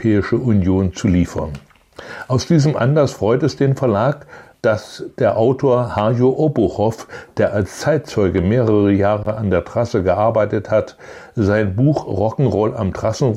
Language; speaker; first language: German; native; German